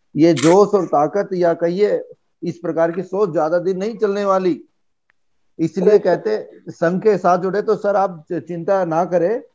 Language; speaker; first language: Hindi; native; Hindi